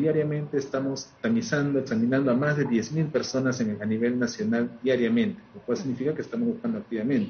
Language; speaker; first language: Spanish; native; Spanish